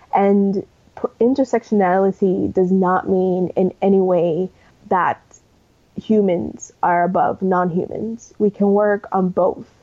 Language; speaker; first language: English; early bilingual, other home language; Spanish